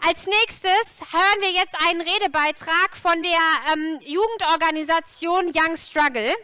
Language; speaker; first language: German; native; German